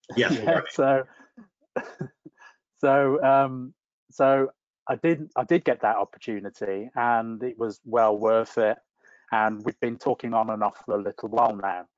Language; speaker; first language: English; native; English